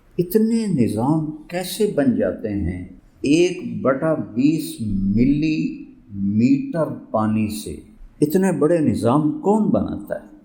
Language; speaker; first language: Urdu; non-native, local second language; Punjabi